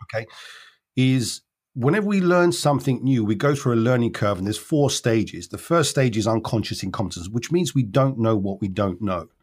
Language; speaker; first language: English; native; English